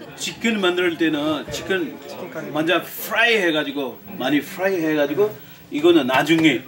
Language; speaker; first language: Korean; non-native, learner; Nepali